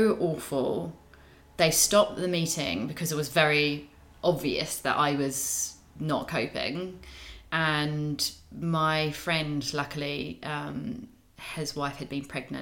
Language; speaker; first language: English; native; English